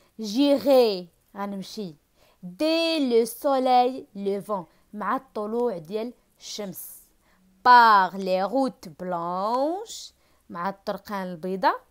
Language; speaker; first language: French; non-native, fluent; Arabic